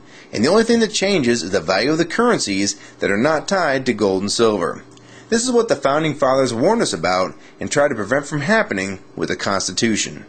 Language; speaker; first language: English; native; English